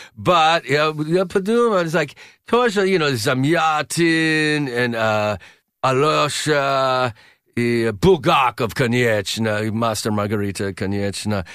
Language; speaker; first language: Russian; non-native, learner; English